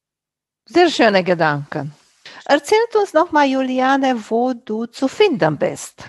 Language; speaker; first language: German; non-native, fluent; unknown